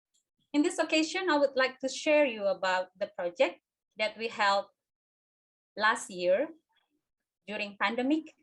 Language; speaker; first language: English; non-native, fluent; Indonesian